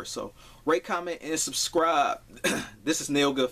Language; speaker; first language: English; native; English